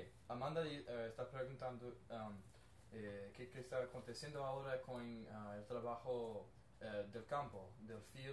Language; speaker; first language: Spanish; non-native, learner; English